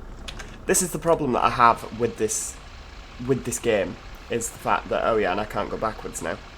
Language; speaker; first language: English; native; English